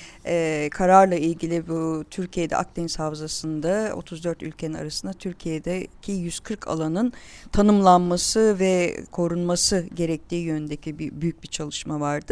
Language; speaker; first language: Turkish; native; Turkish